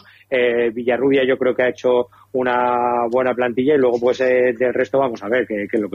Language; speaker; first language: Spanish; native; Spanish